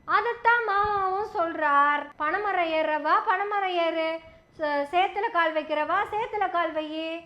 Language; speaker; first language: Tamil; native; Tamil